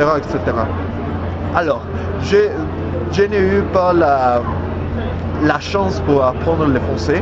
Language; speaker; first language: French; non-native, learner; Spanish